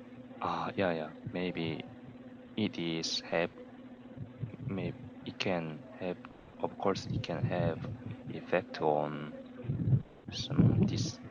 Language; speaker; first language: English; non-native, learner; Korean